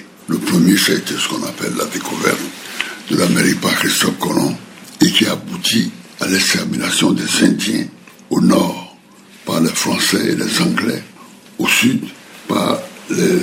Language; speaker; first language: French; non-native, local second language; Fon